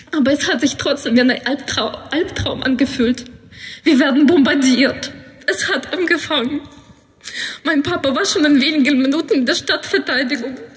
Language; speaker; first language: German; non-native, fluent; Ukrainian